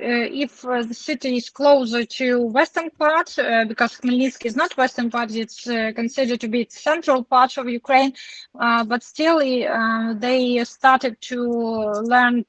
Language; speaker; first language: English; non-native, learner; Ukrainian